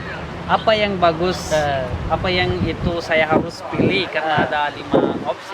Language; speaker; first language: Indonesian; non-native, learner; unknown